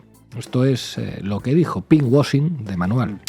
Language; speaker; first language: Spanish; native; Spanish